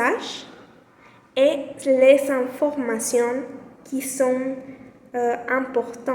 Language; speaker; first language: French; non-native, learner; Spanish